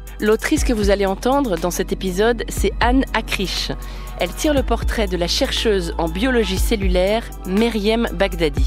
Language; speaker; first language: French; native; French